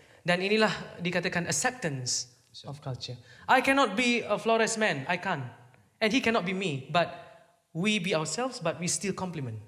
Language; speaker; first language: English; non-native, local second language; Malay